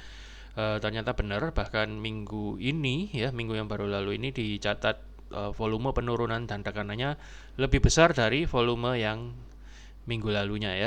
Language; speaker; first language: Indonesian; native; Indonesian